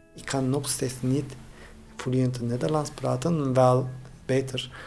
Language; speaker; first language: Dutch; non-native, learner; Turkish